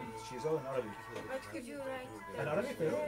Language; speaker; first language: English; non-native, learner; Arabic